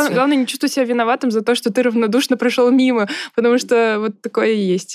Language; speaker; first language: Russian; native; Russian